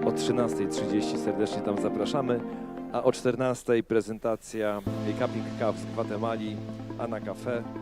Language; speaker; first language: Polish; native; Polish